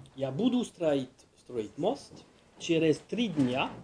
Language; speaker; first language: Russian; non-native, learner; French